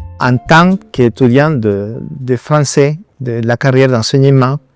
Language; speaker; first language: French; non-native, fluent; Spanish